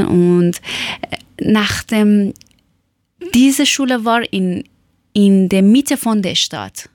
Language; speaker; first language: German; non-native, learner; Persian